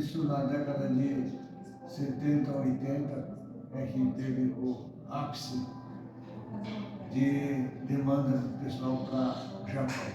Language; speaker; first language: Portuguese; early bilingual, other home language; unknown